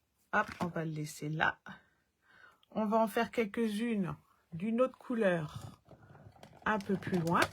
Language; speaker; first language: French; native; French